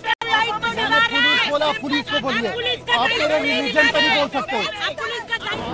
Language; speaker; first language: Hindi; non-native, local second language; Punjabi